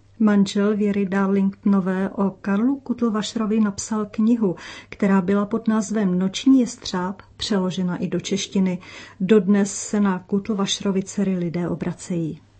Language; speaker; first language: Czech; native; Czech